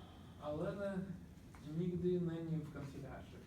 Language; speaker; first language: Czech; non-native, learner; Ukrainian